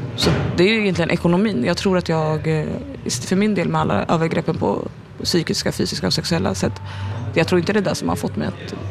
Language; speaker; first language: Swedish; early bilingual, other home language; Arabic